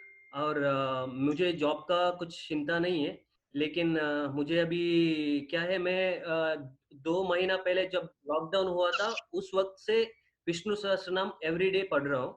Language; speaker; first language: Hindi; non-native, local second language; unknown